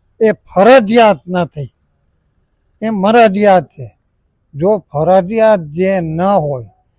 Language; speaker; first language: Gujarati; native; Gujarati